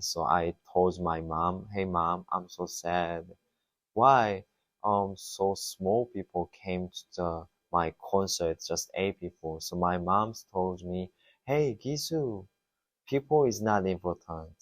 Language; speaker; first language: English; non-native, learner; Korean